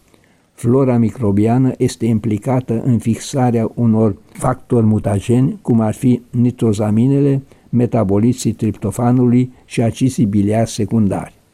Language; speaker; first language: Romanian; native; Romanian